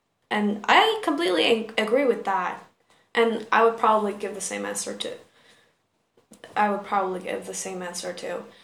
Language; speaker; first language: English; non-native, fluent; Turkish